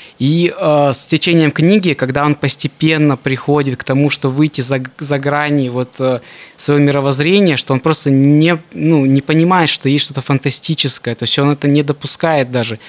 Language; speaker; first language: Russian; native; Russian